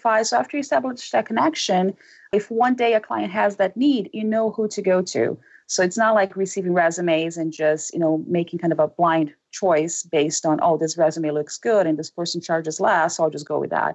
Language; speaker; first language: English; non-native, fluent; Portuguese